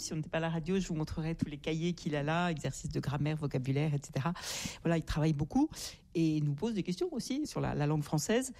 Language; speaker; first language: French; native; French